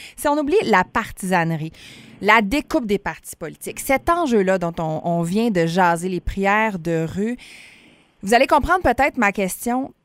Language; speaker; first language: French; native; French